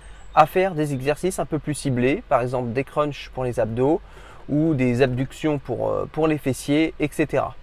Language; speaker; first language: French; native; French